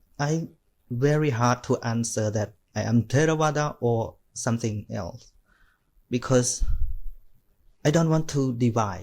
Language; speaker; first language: English; non-native, fluent; Khmer